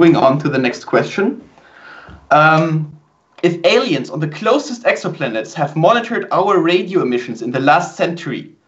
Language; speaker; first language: English; non-native, fluent; German